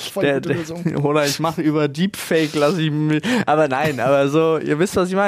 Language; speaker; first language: German; native; German